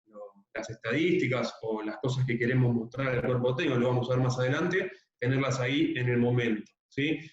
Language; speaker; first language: Spanish; native; Spanish